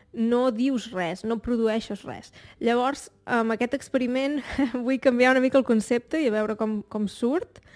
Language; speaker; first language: Catalan; native; Catalan